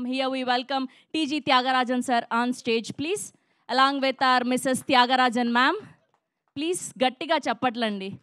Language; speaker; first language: Telugu; native; Telugu